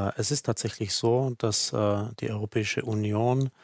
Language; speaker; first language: German; non-native, fluent; Czech